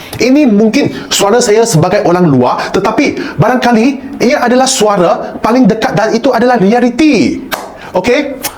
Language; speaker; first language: Malay; non-native, local second language; Chinese